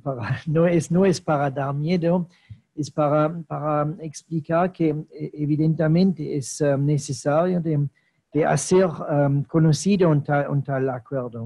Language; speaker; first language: Spanish; non-native, fluent; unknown